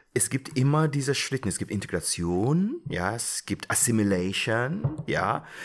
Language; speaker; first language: German; non-native, fluent; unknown